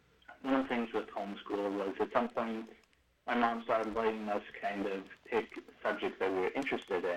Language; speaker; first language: English; native; English